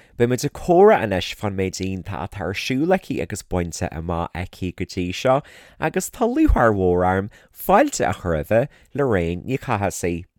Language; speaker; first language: Irish; native; Irish